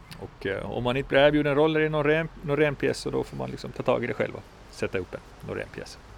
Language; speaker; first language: Swedish; native; Swedish